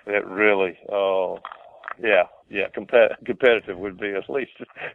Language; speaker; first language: English; native; English